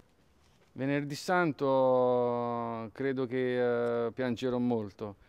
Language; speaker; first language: Italian; native; Italian